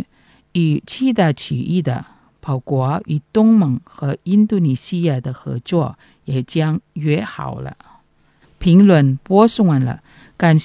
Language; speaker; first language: Chinese; non-native, fluent; Indonesian